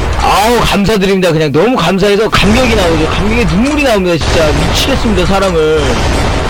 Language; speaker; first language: Korean; native; Korean